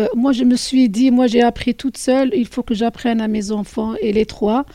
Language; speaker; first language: French; non-native, local second language; Arabic